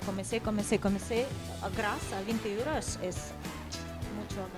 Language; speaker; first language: Spanish; non-native, learner; Portuguese